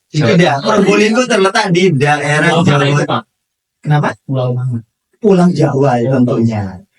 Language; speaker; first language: Indonesian; native; Indonesian